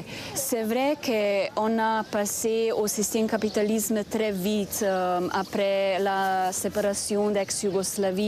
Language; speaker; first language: French; non-native, fluent; Slovenian